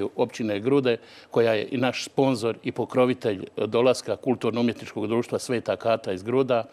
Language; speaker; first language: Croatian; native; Croatian